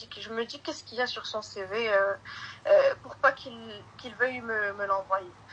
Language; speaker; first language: French; early bilingual, other home language; Arabic